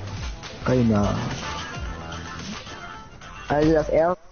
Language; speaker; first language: German; native; German